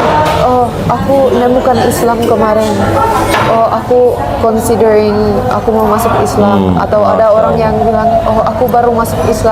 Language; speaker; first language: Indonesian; non-native, fluent; Finnish